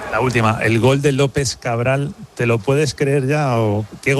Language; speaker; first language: Spanish; native; Spanish